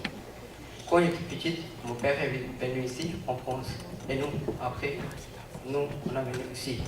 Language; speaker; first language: French; non-native, learner; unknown